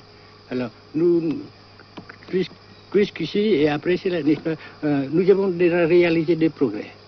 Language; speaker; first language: French; non-native, fluent; Vietnamese